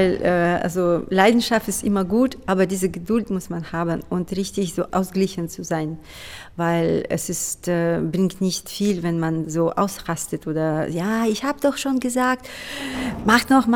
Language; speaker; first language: German; non-native, fluent; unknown